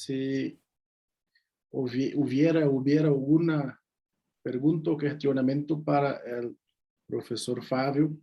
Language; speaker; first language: Spanish; non-native, learner; Portuguese